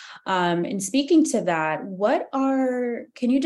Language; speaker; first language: English; native; English